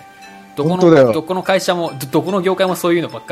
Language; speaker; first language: Japanese; native; Japanese